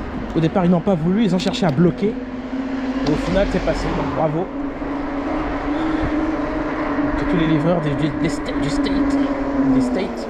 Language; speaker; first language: French; native; French